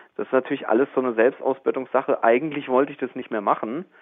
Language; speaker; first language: German; native; German